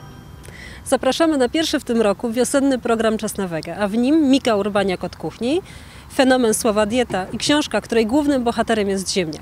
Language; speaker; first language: Polish; native; Polish